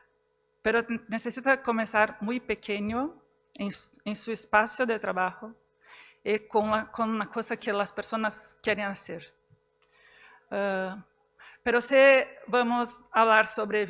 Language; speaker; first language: Spanish; non-native, fluent; Portuguese